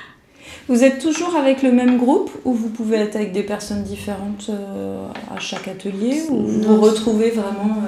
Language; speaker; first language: French; native; French